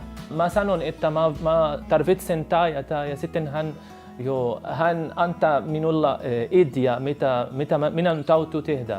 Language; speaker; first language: Finnish; non-native, learner; Arabic